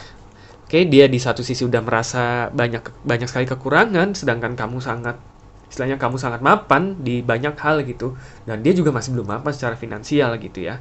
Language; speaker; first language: Indonesian; native; Indonesian